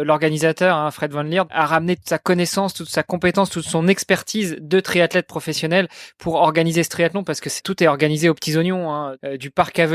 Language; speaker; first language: French; native; French